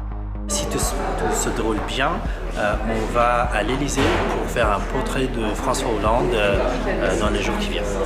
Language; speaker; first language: French; non-native, fluent; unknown